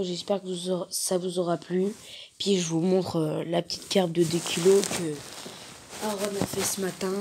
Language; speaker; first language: French; native; French